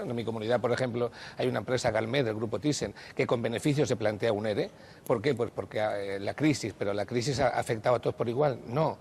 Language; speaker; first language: Spanish; native; Spanish